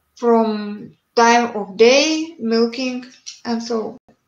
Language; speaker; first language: English; non-native, learner; Lithuanian